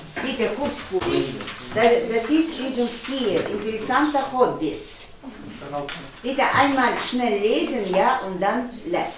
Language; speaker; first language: German; non-native, fluent; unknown